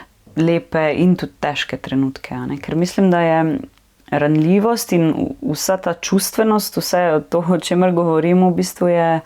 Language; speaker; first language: Slovenian; native; Slovenian